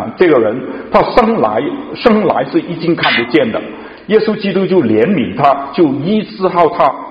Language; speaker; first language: Chinese; non-native, local second language; Cantonese